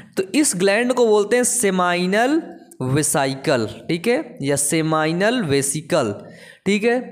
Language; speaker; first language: Hindi; native; Hindi